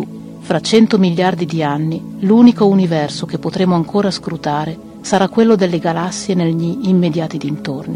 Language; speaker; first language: Italian; native; Italian